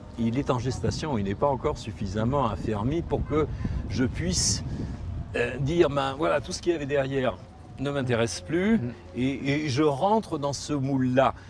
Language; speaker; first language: French; non-native, local second language; Spanish